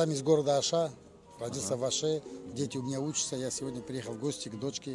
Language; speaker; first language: Russian; non-native, local second language; Kyrgyz